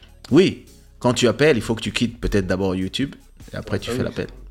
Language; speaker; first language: French; native; French